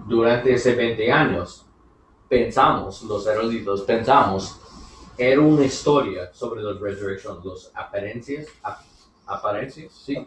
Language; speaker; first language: Spanish; non-native, learner; English